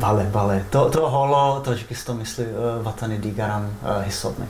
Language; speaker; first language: Persian; non-native, fluent; Czech